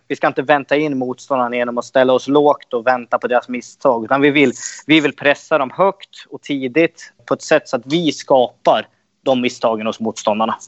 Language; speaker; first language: Swedish; native; Swedish